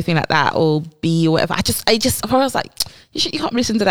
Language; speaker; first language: English; native; English